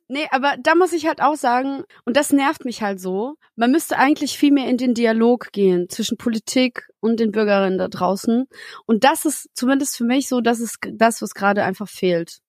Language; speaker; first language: German; early bilingual, other home language; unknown